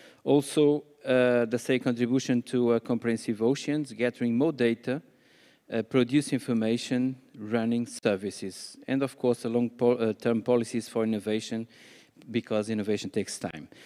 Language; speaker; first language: English; non-native, fluent; Portuguese